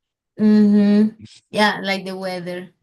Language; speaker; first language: English; non-native, fluent; Spanish